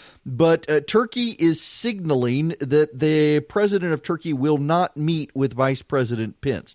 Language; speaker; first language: English; native; English